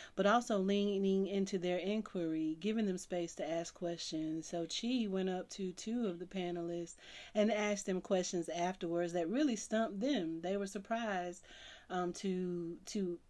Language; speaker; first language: English; native; English